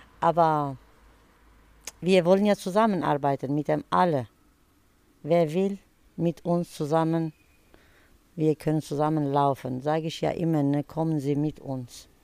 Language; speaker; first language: German; early bilingual, other home language; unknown